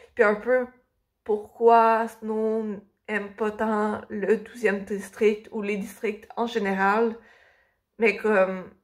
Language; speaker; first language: French; native; French